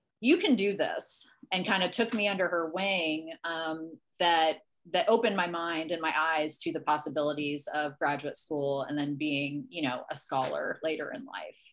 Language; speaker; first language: English; native; English